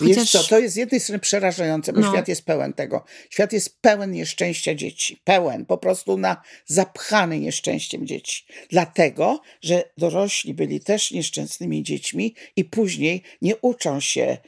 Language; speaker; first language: Polish; native; Polish